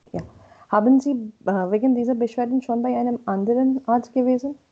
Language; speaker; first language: German; non-native, learner; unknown